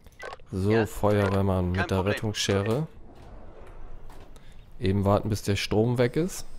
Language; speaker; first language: German; native; German